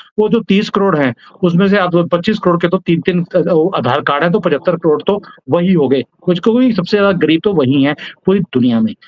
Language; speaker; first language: Hindi; native; Hindi